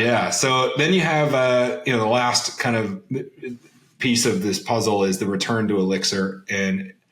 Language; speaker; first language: English; native; English